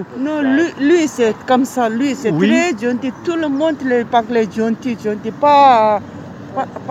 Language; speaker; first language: French; non-native, learner; Tibetan